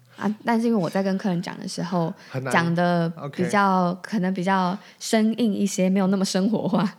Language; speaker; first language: Chinese; native; Chinese